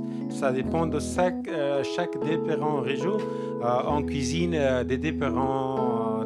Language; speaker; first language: French; non-native, learner; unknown